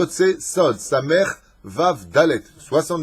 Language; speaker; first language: Hebrew; non-native, fluent; French